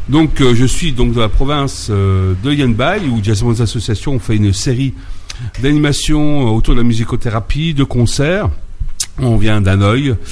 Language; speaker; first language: French; native; French